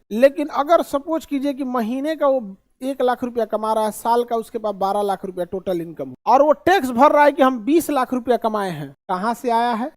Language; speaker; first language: Hindi; native; Hindi